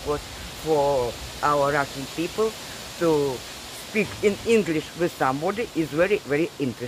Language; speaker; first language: English; non-native, learner; Russian